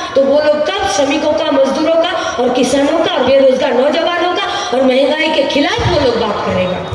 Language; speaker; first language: Hindi; non-native, local second language; Bangla